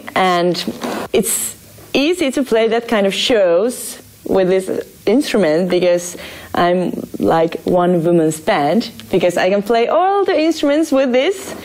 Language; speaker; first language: English; non-native, fluent; Finnish